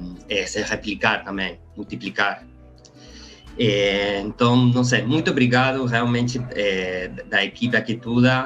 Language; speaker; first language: Portuguese; non-native, learner; Spanish